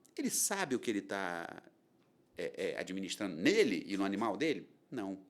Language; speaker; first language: Portuguese; native; Portuguese